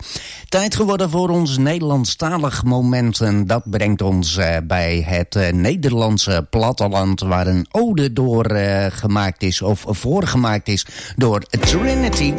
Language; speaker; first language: Dutch; native; Dutch